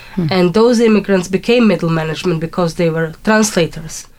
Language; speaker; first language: English; non-native, fluent; Croatian